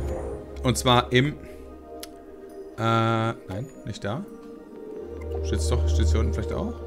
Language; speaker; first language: German; native; German